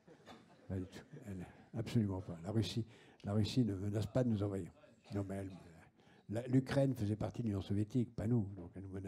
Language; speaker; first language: French; native; French